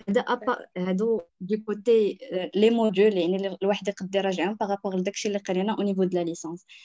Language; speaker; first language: French; non-native, local second language; Arabic